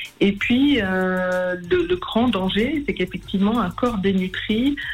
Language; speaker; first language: French; native; French